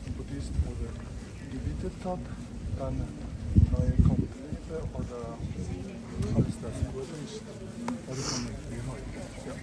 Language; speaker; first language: German; non-native, learner; Tibetan